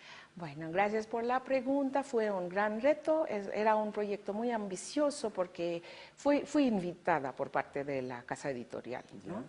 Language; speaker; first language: Spanish; non-native, fluent; Bangla